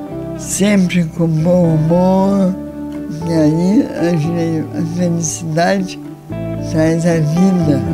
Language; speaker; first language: Portuguese; early bilingual, other home language; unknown